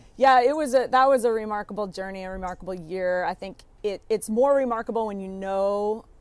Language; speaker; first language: English; native; English